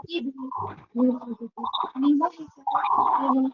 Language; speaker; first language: Kannada; non-native, learner; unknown